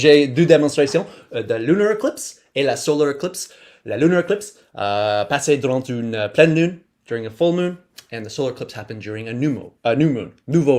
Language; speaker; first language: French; non-native, learner; English